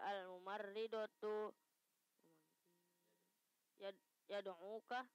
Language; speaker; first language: Arabic; non-native, learner; Indonesian